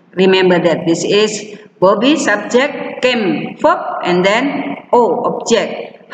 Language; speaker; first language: English; non-native, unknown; Indonesian